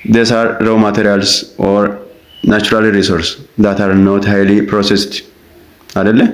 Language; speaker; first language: English; non-native, local second language; Amharic